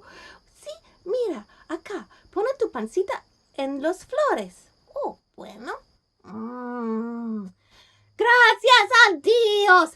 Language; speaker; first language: Spanish; non-native, learner; English